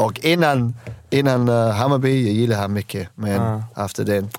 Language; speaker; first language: Swedish; non-native, learner; English